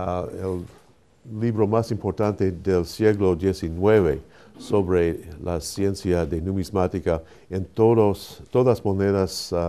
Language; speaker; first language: Spanish; non-native, fluent; English